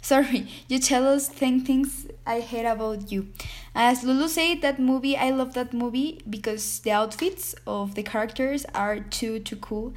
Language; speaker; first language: English; non-native, learner; Spanish